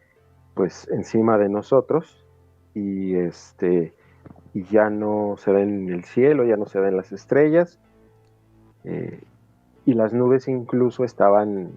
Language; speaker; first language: Spanish; native; Spanish